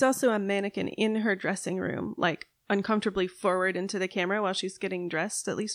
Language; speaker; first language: English; native; English